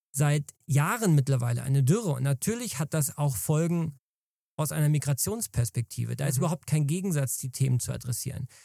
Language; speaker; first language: German; native; German